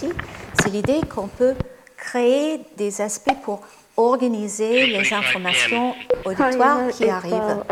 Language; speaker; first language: French; non-native, fluent; English